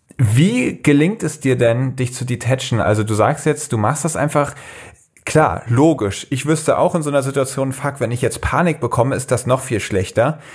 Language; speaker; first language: German; native; German